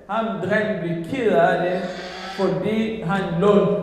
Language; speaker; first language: Danish; non-native, fluent; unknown